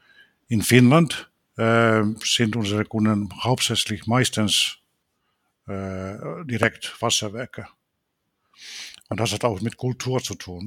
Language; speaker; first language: German; non-native, fluent; Finnish